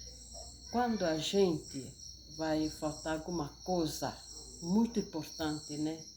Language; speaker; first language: Portuguese; non-native, local second language; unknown